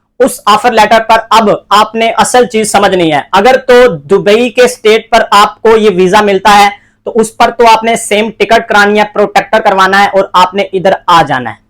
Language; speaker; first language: Urdu; non-native, local second language; Punjabi